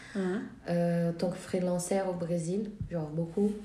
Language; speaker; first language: French; non-native, fluent; Portuguese